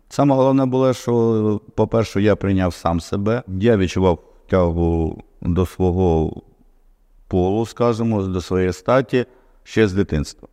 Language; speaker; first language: Ukrainian; non-native, local second language; Russian